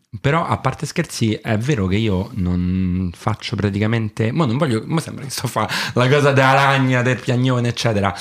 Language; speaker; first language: Italian; native; Italian